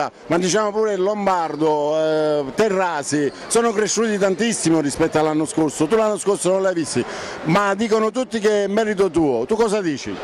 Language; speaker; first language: Italian; native; Italian